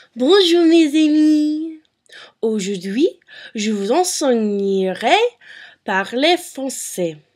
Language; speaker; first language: French; non-native, learner; English